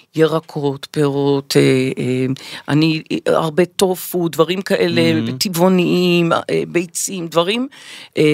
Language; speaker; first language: Hebrew; native; Hebrew